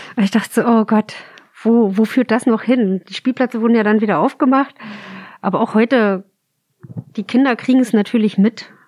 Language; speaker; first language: German; native; German